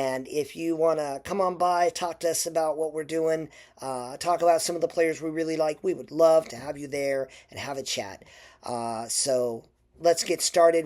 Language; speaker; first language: English; native; English